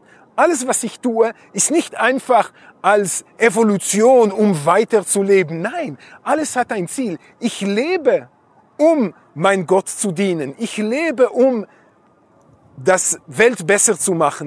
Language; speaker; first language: German; non-native, fluent; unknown